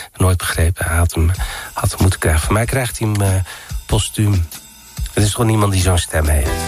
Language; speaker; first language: Dutch; early bilingual, other home language; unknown